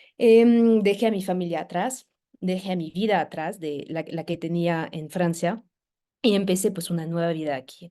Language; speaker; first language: Spanish; non-native, fluent; French